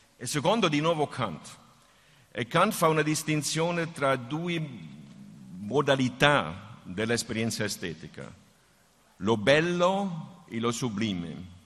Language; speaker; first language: Italian; non-native, fluent; German